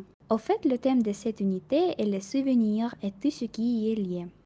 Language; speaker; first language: French; non-native, learner; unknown